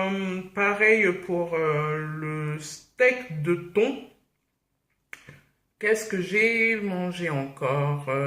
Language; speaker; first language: French; native; French